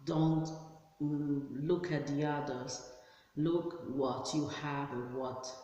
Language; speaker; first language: English; non-native, fluent; Italian